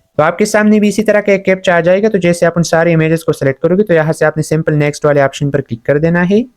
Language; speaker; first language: Urdu; non-native, local second language; Punjabi